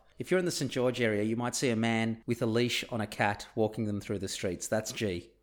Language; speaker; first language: English; early bilingual, other home language; Turkish